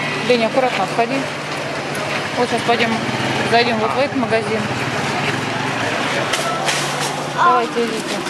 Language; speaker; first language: Russian; native; Russian